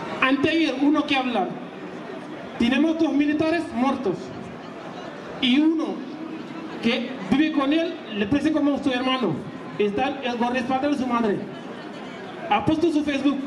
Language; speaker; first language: Spanish; non-native, learner; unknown